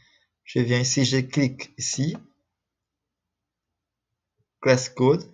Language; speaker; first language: French; non-native, fluent; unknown